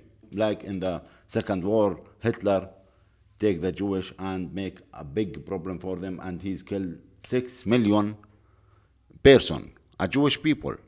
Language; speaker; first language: English; non-native, learner; Arabic